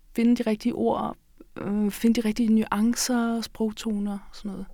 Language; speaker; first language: Danish; early bilingual, other home language; Norwegian